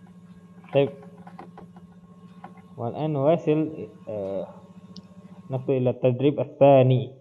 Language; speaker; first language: Arabic; non-native, fluent; Indonesian